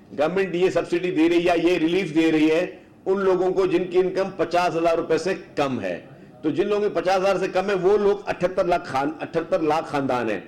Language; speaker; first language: Urdu; non-native, local second language; Sindhi